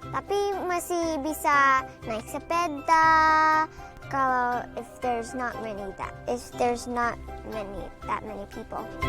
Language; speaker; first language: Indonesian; early bilingual, heritage; Indonesian